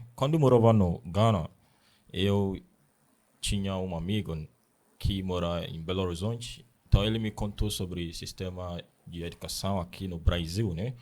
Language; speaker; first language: Portuguese; non-native, learner; Akan